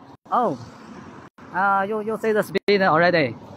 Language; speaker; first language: English; non-native, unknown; Chinese